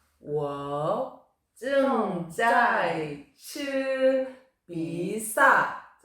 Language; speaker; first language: Chinese; non-native, learner; Korean